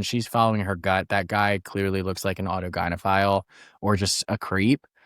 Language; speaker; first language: English; native; English